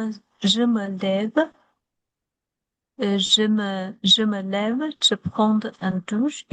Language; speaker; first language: French; non-native, learner; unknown